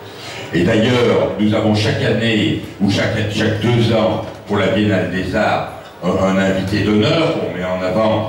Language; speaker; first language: French; native; French